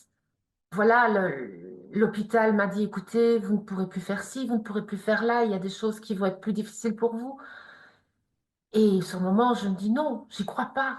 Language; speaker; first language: French; native; French